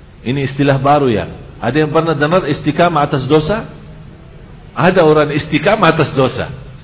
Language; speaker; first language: Indonesian; non-native, fluent; Arabic